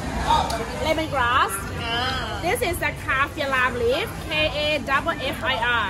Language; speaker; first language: English; non-native, fluent; Thai